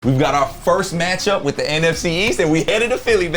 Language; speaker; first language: English; native; English